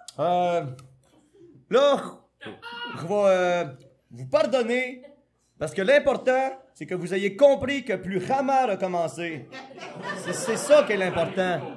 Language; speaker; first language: French; native; French